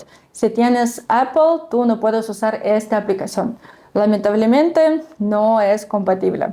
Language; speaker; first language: Spanish; non-native, fluent; Russian